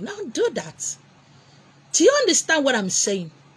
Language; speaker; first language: English; non-native, local second language; Igbo